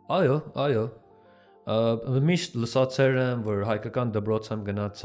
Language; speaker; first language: Armenian; early bilingual, heritage; Armenian